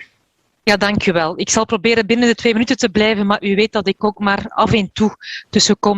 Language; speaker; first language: Dutch; native; Dutch